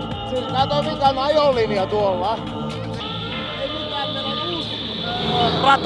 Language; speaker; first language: Finnish; native; Finnish